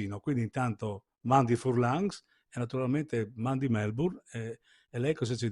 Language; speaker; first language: Italian; native; Italian